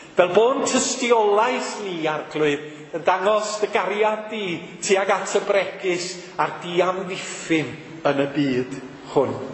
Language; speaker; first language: Welsh; native; Welsh